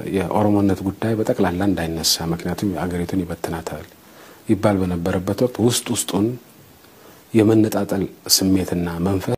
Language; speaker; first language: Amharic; non-native, local second language; Tigrinya